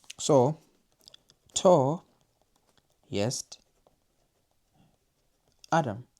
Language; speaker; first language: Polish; non-native, learner; English